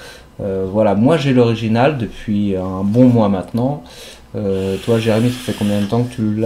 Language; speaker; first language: French; native; French